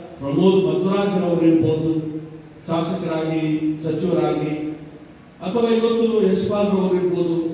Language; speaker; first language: Kannada; native; Kannada